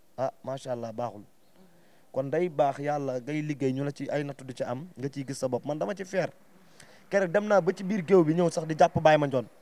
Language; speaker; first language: Wolof; native; Wolof